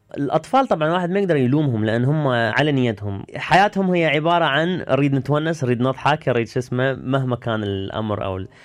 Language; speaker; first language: Arabic; early bilingual, heritage; Arabic